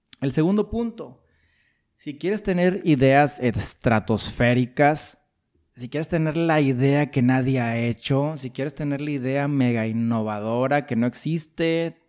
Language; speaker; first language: Spanish; native; Spanish